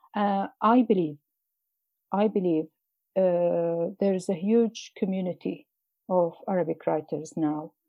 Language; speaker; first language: English; non-native, fluent; Arabic